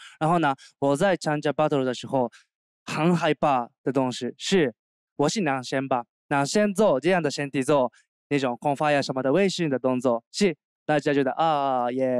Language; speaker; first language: Chinese; non-native, learner; Japanese